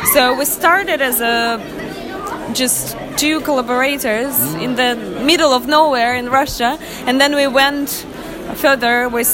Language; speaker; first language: English; non-native, fluent; Russian